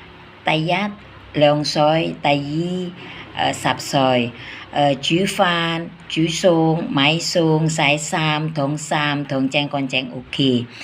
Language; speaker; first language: Cantonese; non-native, learner; Indonesian